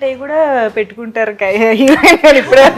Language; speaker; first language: Telugu; native; Telugu